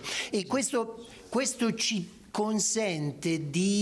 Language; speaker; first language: Italian; native; Italian